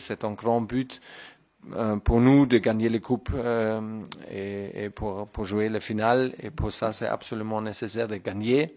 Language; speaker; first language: French; non-native, fluent; German